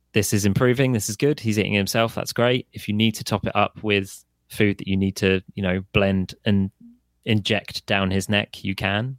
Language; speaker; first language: English; native; English